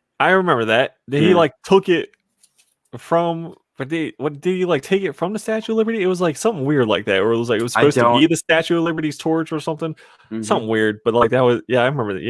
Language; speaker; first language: English; native; English